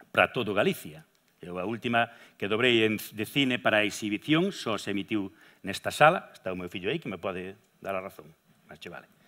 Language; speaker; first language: Galician; native; Galician